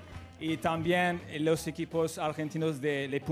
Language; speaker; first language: Spanish; non-native, learner; Turkish